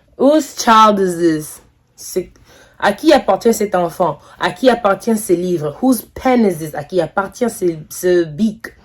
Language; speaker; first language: French; non-native, local second language; Lingala